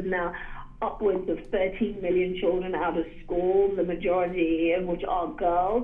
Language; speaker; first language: English; native; English